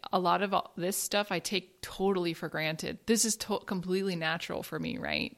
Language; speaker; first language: English; native; English